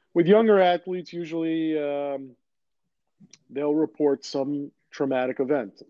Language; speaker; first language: English; early bilingual, other home language; Greek